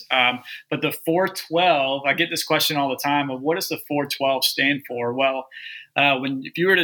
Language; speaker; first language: English; native; English